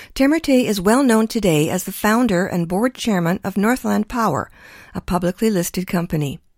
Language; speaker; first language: English; early bilingual, other home language; Ukrainian